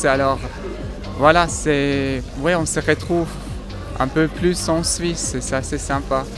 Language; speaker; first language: French; non-native, local second language; German